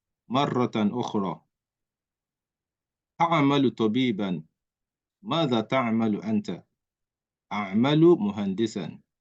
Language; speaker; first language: Arabic; non-native, fluent; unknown